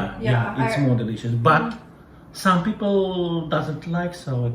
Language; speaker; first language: English; non-native, learner; Russian